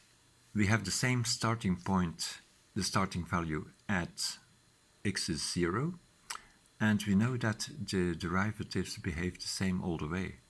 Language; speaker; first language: English; non-native, fluent; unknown